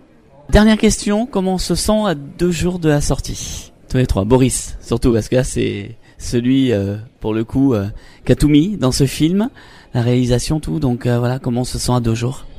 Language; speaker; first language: French; native; French